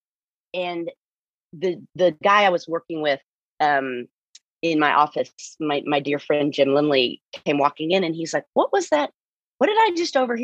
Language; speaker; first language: English; native; English